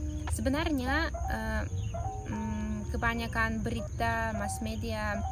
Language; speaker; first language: Indonesian; non-native, fluent; Russian